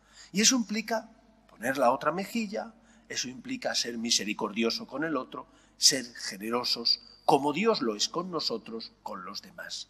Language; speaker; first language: Spanish; native; Spanish